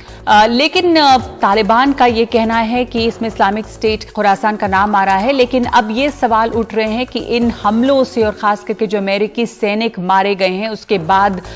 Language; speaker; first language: Hindi; native; Hindi